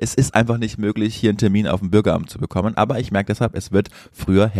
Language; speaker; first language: German; native; German